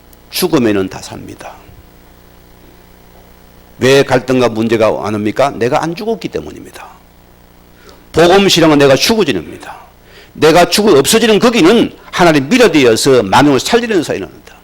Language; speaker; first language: Korean; native; Korean